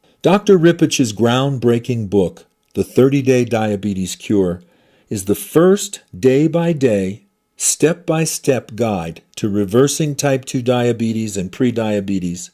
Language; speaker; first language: English; native; English